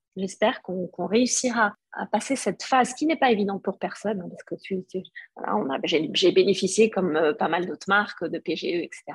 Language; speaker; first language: French; non-native, local second language; Arabic